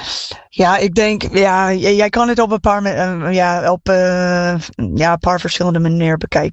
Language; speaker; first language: Dutch; non-native, fluent; English